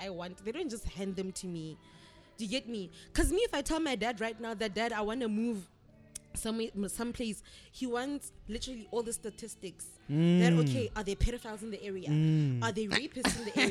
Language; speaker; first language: English; non-native, local second language; Tswana